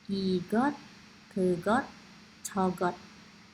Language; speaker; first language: Korean; non-native, fluent; Indonesian